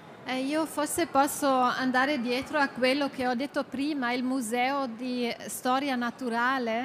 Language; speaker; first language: Italian; non-native, fluent; German